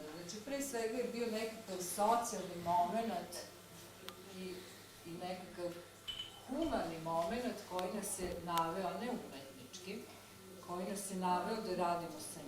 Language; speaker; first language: Bosnian; native; Bosnian